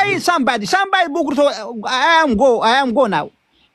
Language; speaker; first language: English; non-native, learner; Tigrinya